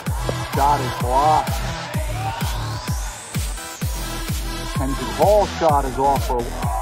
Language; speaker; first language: English; native; English